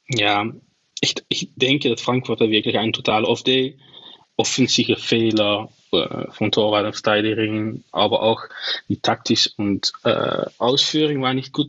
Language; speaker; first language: German; non-native, learner; Dutch